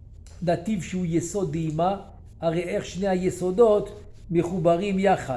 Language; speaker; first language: Hebrew; non-native, fluent; French